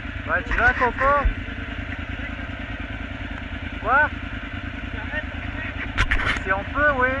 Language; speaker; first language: French; native; French